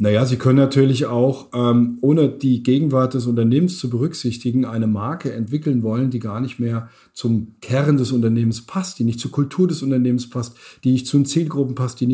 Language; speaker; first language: German; native; German